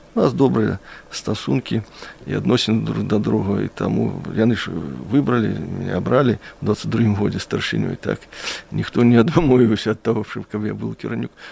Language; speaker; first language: Belarusian; native; Belarusian